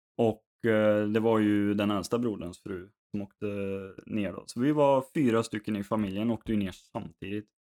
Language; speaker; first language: Swedish; native; Swedish